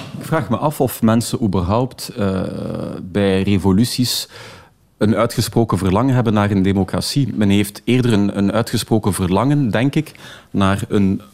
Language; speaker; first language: Dutch; early bilingual, other home language; Arabic